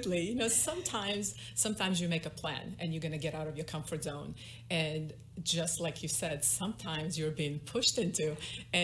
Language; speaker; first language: English; non-native, fluent; Russian